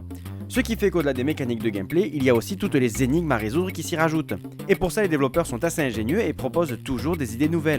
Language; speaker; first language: French; native; French